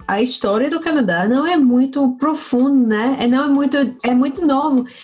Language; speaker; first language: Portuguese; non-native, learner; English